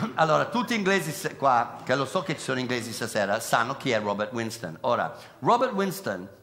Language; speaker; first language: Italian; non-native, fluent; English